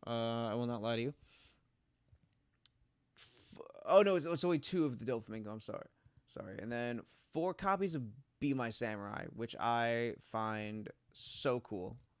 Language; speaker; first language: English; native; English